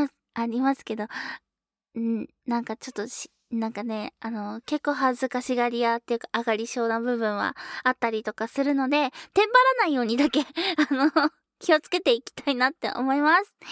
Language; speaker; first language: Japanese; native; Japanese